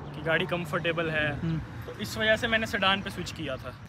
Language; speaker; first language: Hindi; native; Hindi